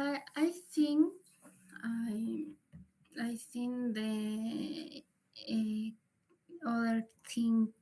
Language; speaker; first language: English; non-native, learner; Spanish